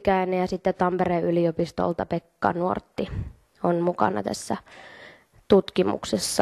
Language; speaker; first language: Finnish; native; Finnish